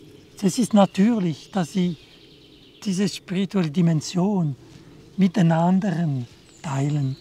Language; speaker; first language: German; non-native, local second language; French